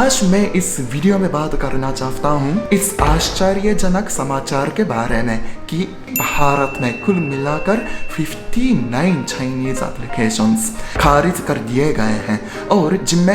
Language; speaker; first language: Hindi; non-native, fluent; Japanese